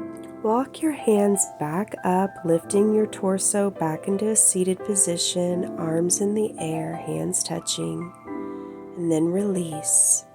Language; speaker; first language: English; native; English